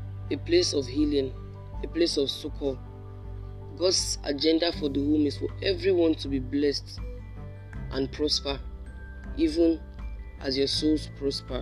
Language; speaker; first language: English; non-native, local second language; Yoruba